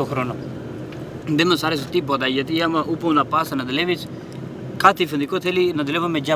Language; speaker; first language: Greek; non-native, learner; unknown